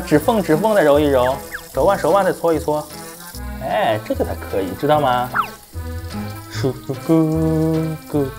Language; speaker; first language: Chinese; native; Chinese